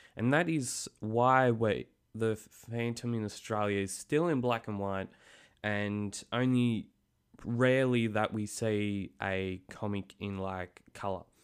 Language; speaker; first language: English; native; English